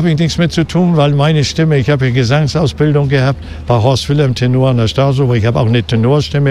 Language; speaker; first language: German; native; German